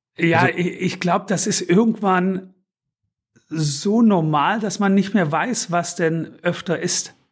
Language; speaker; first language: German; early bilingual, other home language; Turkish